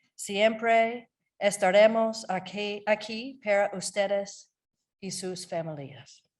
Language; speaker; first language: Spanish; non-native, learner; English